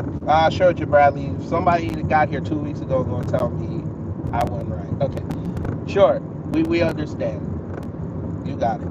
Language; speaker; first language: English; native; English